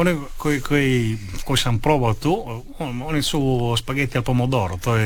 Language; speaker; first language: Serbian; non-native, learner; Italian